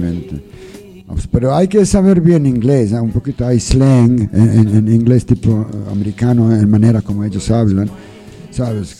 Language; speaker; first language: Spanish; non-native, learner; English